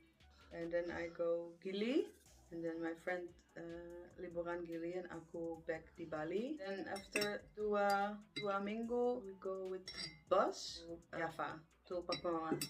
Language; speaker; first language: English; non-native, learner; Dutch